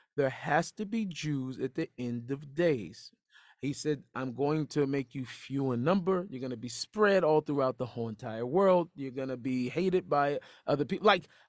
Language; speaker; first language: English; native; English